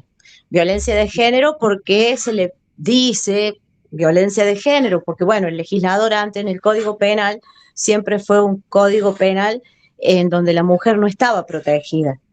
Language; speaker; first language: Spanish; native; Spanish